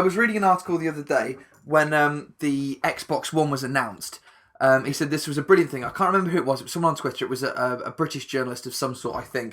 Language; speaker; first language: English; native; English